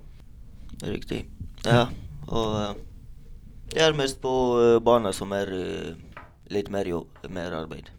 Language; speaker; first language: Norwegian; non-native, learner; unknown